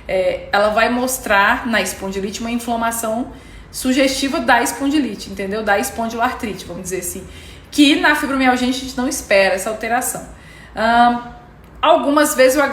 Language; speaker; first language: Portuguese; native; Portuguese